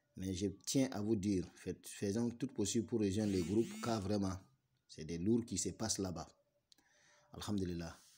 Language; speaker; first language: French; non-native, local second language; Bambara